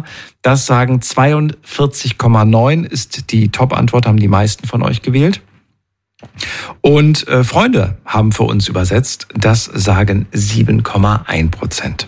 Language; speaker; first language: German; native; German